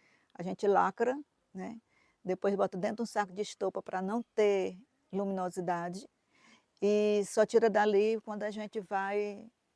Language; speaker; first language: Portuguese; native; Portuguese